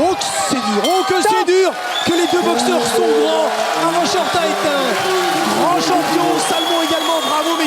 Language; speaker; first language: French; native; French